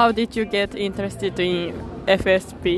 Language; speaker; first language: English; non-native, learner; Japanese